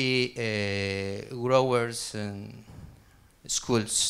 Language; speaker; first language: English; non-native, learner; Spanish